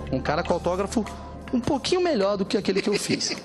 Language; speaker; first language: Portuguese; native; Portuguese